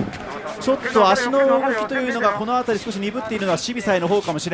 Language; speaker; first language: Japanese; native; Japanese